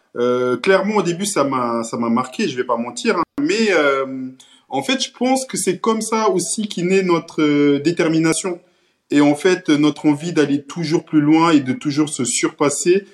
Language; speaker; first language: French; early bilingual, other home language; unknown